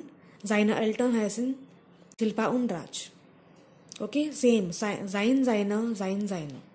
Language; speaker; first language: German; non-native, fluent; Marathi